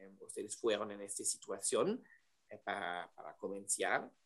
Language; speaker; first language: Spanish; non-native, learner; German